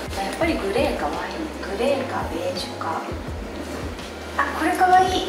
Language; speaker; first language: Japanese; native; Japanese